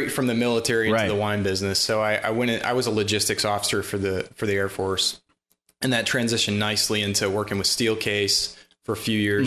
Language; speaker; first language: English; native; English